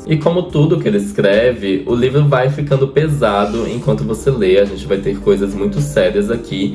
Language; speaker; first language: Portuguese; native; Portuguese